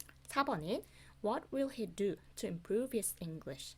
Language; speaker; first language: English; non-native, fluent; Korean